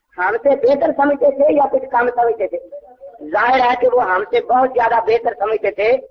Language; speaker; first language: Urdu; non-native, local second language; Punjabi